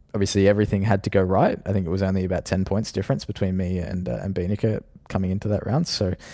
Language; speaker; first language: English; native; English